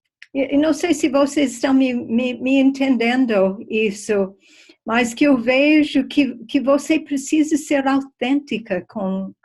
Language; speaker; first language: Portuguese; non-native, fluent; English